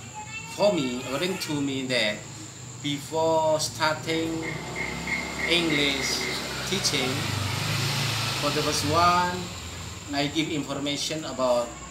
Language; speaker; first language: English; non-native, fluent; Indonesian